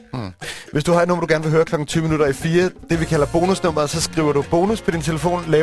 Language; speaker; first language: Danish; native; Danish